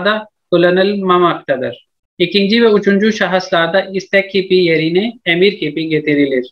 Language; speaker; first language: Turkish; non-native, fluent; Urdu